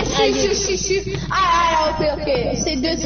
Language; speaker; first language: French; non-native, local second language; English